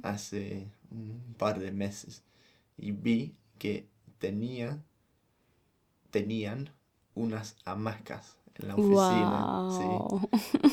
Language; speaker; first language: Spanish; non-native, fluent; English